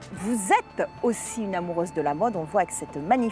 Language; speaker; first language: French; native; French